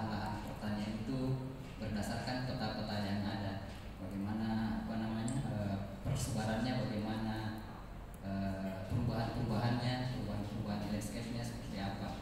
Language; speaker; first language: Indonesian; native; Indonesian